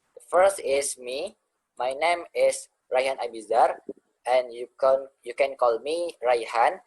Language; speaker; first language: English; non-native, learner; Indonesian